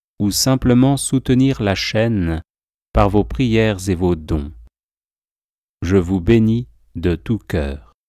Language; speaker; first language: French; native; French